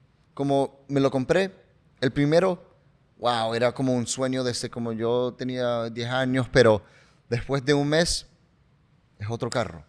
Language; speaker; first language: Spanish; early bilingual, heritage; English